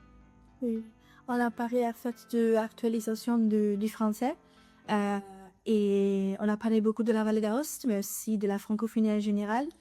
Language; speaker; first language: French; non-native, local second language; Italian